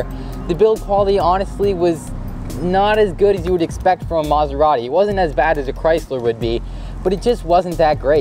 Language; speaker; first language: English; native; English